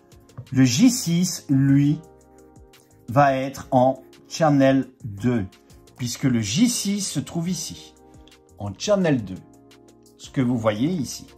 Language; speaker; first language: French; native; French